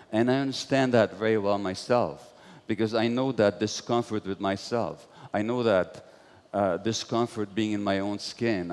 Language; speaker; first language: English; non-native, fluent; Hungarian